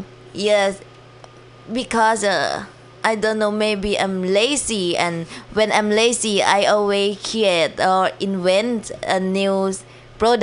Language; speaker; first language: English; non-native, learner; Thai